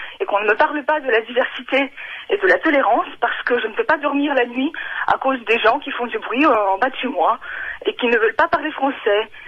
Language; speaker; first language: French; non-native, fluent; Russian